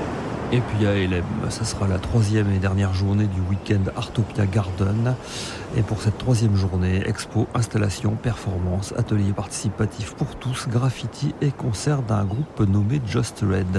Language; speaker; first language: French; native; French